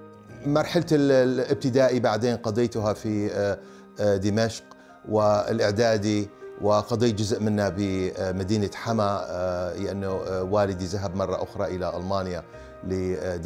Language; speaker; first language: Arabic; native; Arabic